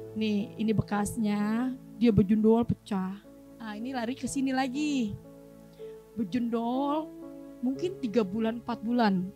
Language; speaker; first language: Indonesian; native; Indonesian